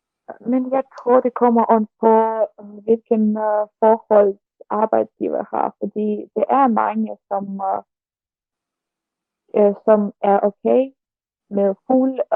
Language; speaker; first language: Danish; non-native, learner; Russian